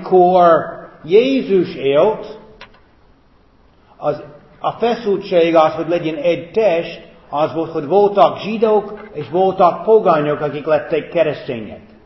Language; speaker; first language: Hungarian; non-native, fluent; English